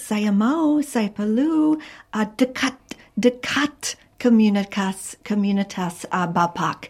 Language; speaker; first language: Indonesian; non-native, fluent; English